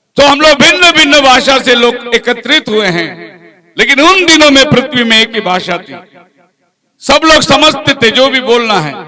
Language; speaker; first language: Hindi; non-native, local second language; Tamil